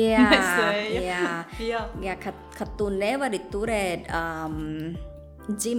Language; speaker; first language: Latvian; non-native, fluent; Thai